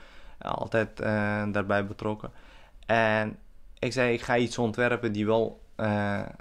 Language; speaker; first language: Dutch; early bilingual, other home language; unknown